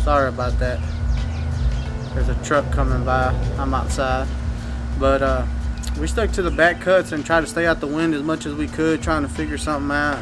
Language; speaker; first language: English; native; English